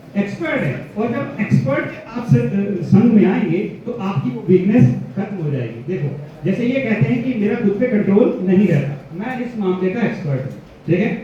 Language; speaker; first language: Hindi; non-native, local second language; Gujarati